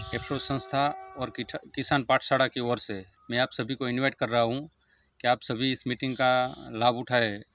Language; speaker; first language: Hindi; non-native, local second language; Gujarati